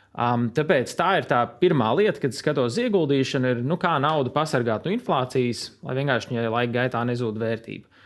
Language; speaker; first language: Latvian; native; Latvian